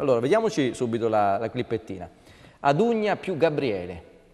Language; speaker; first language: Italian; native; Italian